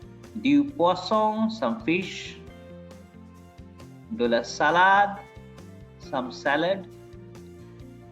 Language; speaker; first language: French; non-native, fluent; Bangla